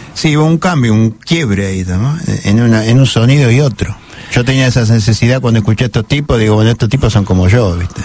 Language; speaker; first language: Spanish; native; Spanish